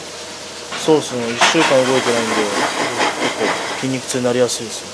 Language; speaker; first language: Japanese; native; Japanese